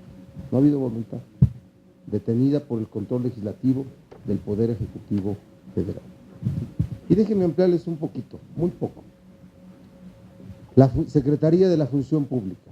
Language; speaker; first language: Spanish; native; Spanish